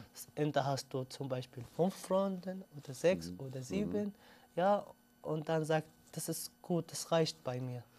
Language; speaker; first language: German; non-native, learner; Arabic